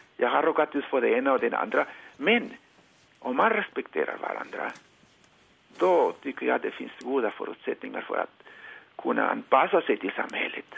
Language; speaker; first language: Swedish; non-native, fluent; Spanish